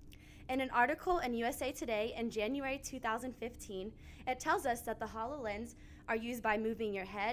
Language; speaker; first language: English; native; English